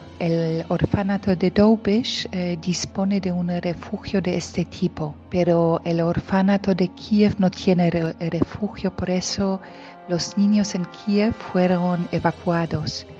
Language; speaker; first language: Spanish; non-native, fluent; Polish